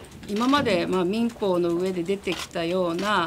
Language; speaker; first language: Japanese; native; Japanese